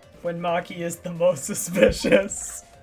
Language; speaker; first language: English; native; English